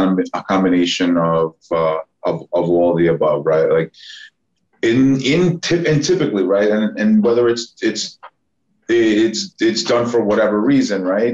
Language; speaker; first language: English; native; English